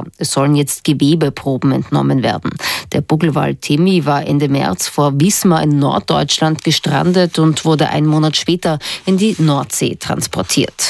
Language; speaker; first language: German; native; German